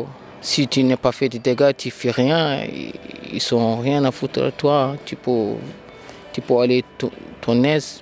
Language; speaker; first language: French; non-native, learner; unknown